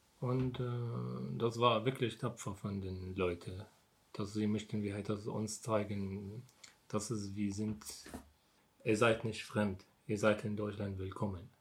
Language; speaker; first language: German; non-native, learner; Arabic